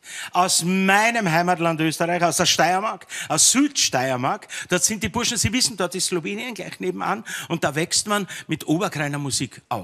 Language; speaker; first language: German; native; German